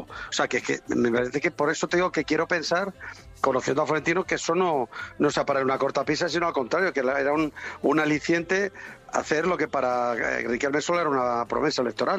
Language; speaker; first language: Spanish; native; Spanish